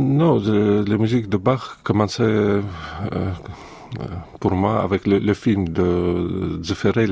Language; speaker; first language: French; non-native, fluent; Russian